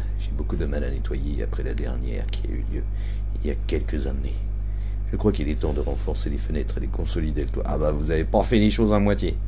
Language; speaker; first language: French; native; French